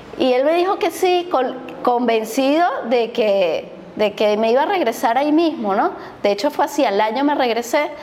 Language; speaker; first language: Spanish; native; Spanish